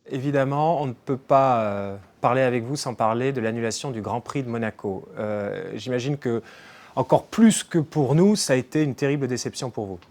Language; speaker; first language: French; native; French